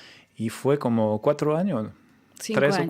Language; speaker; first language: Spanish; non-native, fluent; French